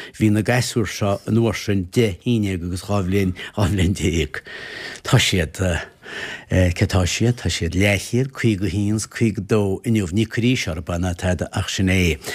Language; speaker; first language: Irish; native; Irish